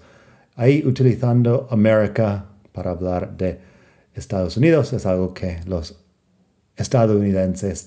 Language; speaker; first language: Spanish; non-native, fluent; English